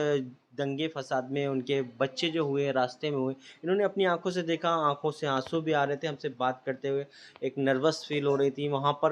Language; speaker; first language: Hindi; native; Hindi